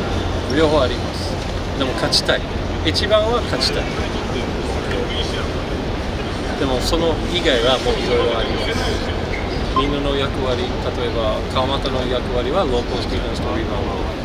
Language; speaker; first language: Japanese; non-native, fluent; English